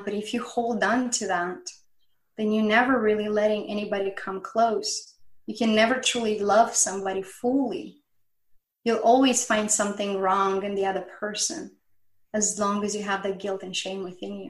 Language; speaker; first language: English; non-native, fluent; Romanian